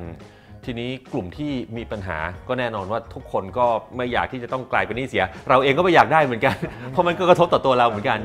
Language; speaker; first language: Thai; native; Thai